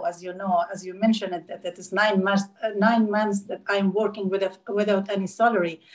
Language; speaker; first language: English; non-native, learner; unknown